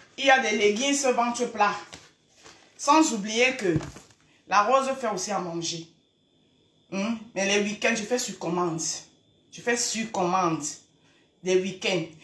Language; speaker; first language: French; native; French